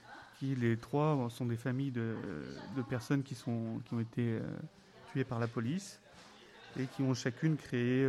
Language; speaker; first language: French; native; French